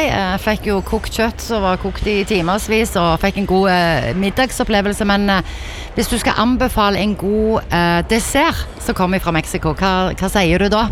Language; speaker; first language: Norwegian; native; Norwegian